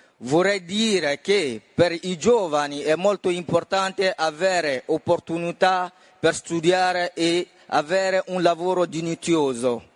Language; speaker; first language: Italian; non-native, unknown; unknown